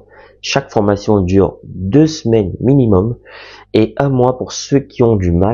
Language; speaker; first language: French; native; French